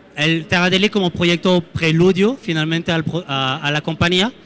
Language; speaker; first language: Spanish; non-native, fluent; French